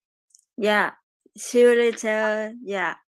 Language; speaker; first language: English; non-native, learner; Vietnamese